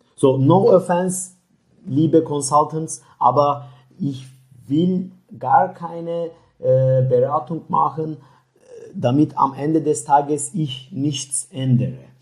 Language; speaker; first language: German; non-native, learner; Turkish